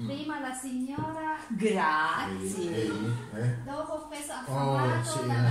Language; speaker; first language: Italian; non-native, learner; Thai